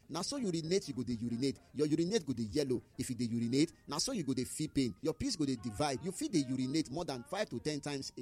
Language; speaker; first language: Nigerian Pidgin; native; Nigerian Pidgin